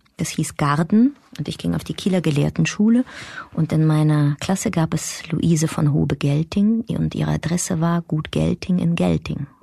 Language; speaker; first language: German; early bilingual, other home language; Russian